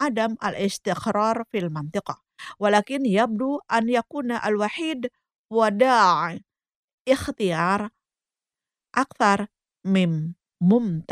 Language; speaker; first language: Arabic; non-native, fluent; Indonesian